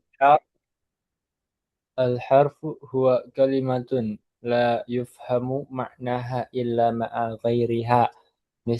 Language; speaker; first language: Arabic; non-native, learner; Indonesian